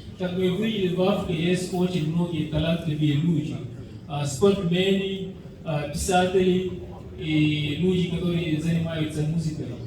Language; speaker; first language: Russian; non-native, fluent; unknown